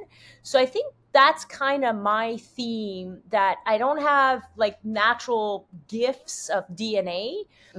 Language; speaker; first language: English; non-native, fluent; French